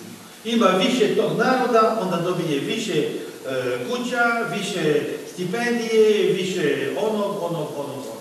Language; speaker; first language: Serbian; non-native, fluent; French